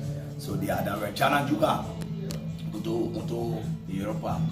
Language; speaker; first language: Indonesian; non-native, fluent; English